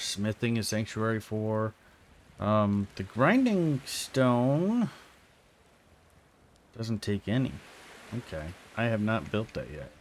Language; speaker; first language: English; native; English